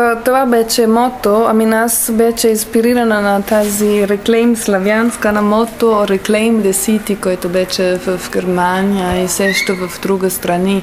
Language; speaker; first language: Bulgarian; non-native, learner; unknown